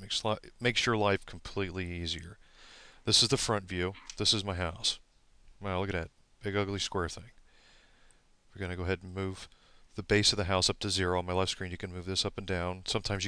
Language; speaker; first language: English; native; English